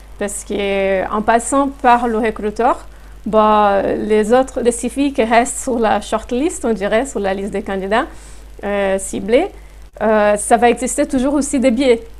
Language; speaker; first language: French; non-native, fluent; Portuguese